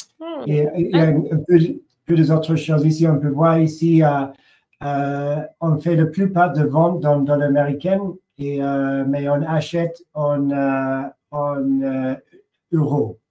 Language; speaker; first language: French; non-native, learner; English